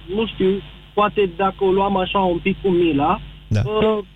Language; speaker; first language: Romanian; early bilingual, heritage; Arabic